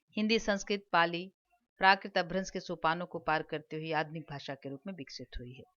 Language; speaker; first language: Hindi; native; Hindi